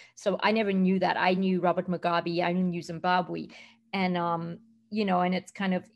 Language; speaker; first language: English; native; English